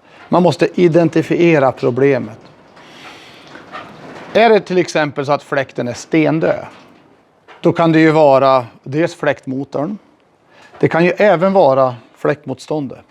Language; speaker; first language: Swedish; native; Swedish